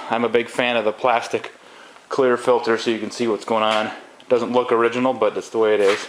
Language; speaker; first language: English; native; English